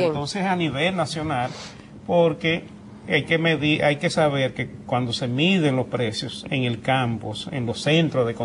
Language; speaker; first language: Spanish; native; Spanish